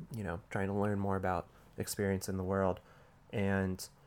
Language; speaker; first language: English; native; English